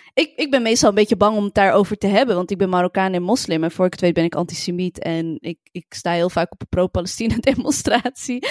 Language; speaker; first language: Dutch; early bilingual, other home language; Arabic